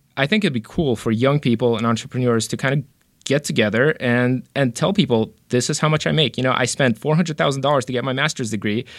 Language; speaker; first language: English; early bilingual, other home language; Romanian